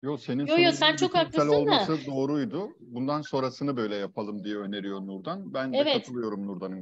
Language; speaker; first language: Turkish; native; Turkish